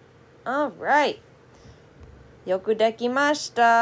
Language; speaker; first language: Japanese; non-native, fluent; English